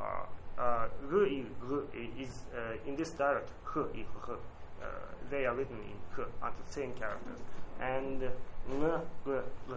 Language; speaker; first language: English; non-native, learner; Japanese